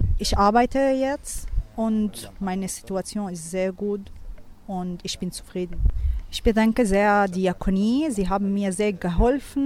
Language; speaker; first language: German; non-native, learner; Arabic